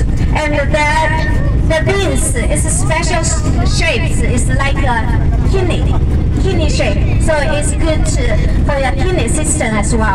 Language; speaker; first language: English; non-native, learner; Chinese